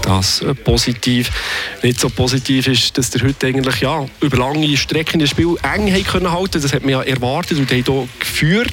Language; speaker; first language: German; native; German